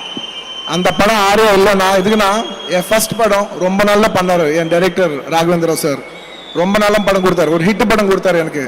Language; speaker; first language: Tamil; non-native, local second language; Telugu